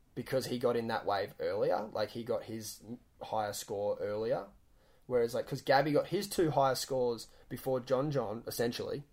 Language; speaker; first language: English; native; English